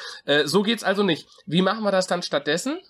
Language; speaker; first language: German; native; German